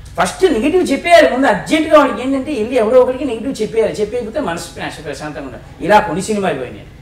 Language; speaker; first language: Telugu; native; Telugu